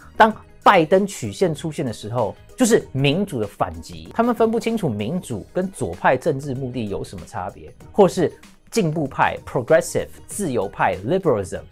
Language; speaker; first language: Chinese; early bilingual, heritage; English